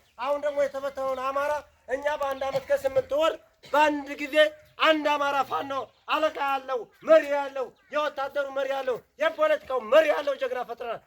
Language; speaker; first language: Amharic; native; Amharic